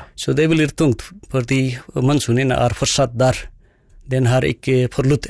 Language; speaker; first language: Norwegian; non-native, fluent; Nepali